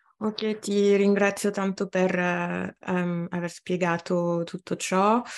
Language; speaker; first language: Italian; non-native, fluent; French